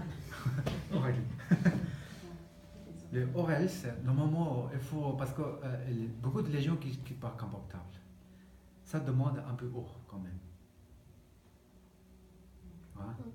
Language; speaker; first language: French; non-native, learner; Tibetan